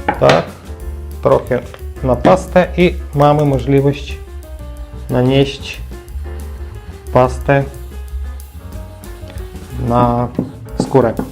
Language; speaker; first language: Polish; non-native, learner; Ukrainian